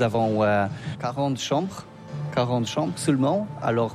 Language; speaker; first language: French; non-native, learner; Polish